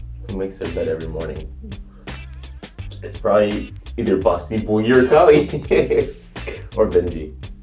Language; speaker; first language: English; native; English